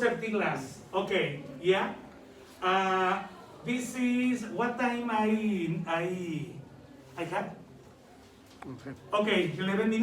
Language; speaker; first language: English; non-native, learner; Spanish